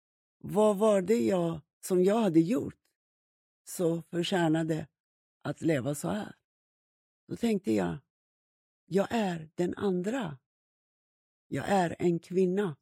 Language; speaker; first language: Swedish; non-native, fluent; Persian